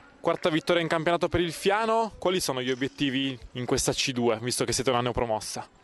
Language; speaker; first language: Italian; native; Italian